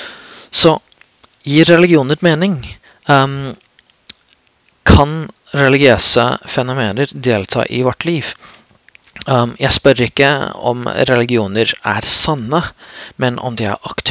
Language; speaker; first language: Norwegian; non-native, fluent; English